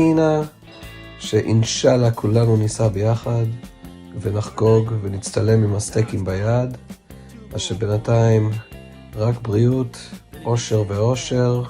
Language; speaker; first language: Hebrew; native; Hebrew